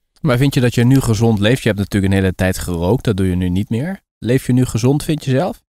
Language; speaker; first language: Dutch; native; Dutch